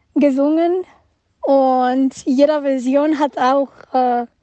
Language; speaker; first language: German; non-native, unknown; Spanish